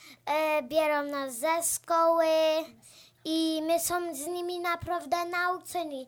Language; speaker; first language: Polish; early bilingual, heritage; Polish